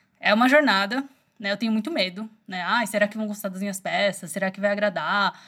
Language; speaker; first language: Portuguese; early bilingual, other home language; Chinese